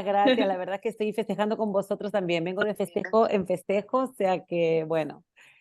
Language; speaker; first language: Spanish; native; Spanish